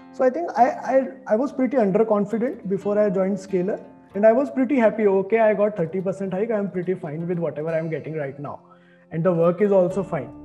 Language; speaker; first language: English; non-native, local second language; Hindi